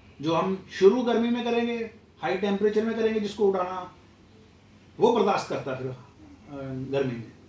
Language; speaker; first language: Hindi; non-native, local second language; Punjabi